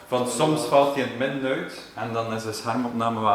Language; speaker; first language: Dutch; native; Dutch